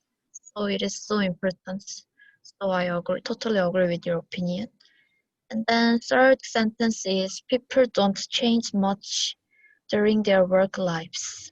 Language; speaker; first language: English; non-native, learner; Korean